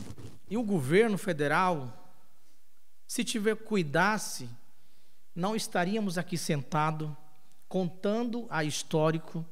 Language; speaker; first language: Portuguese; non-native, local second language; Yanomámi